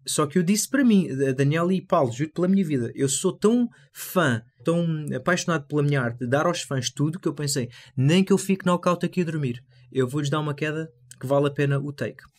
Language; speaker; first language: Portuguese; native; Portuguese